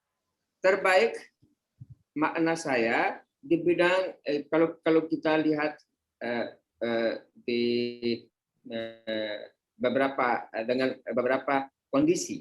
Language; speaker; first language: Indonesian; non-native, fluent; Hindi